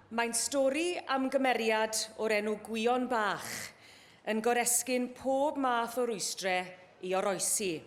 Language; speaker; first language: Welsh; native; Welsh